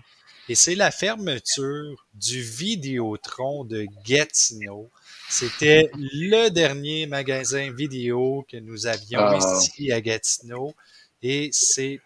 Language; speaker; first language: French; native; French